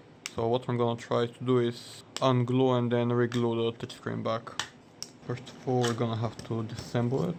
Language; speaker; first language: English; non-native, fluent; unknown